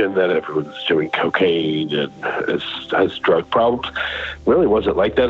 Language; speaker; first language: English; native; English